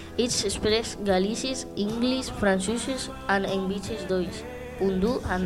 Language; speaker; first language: German; non-native, learner; Spanish